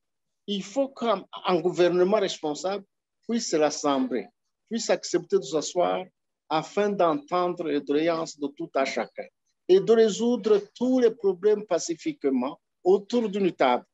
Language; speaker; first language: French; non-native, local second language; Rundi